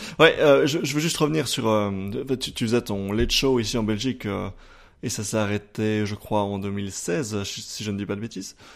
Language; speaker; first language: French; native; French